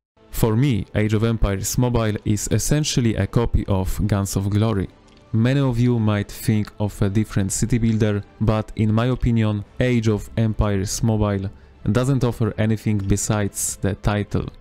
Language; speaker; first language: English; non-native, fluent; Polish